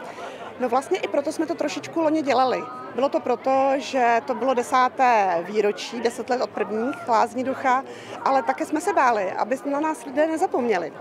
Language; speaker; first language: Czech; native; Czech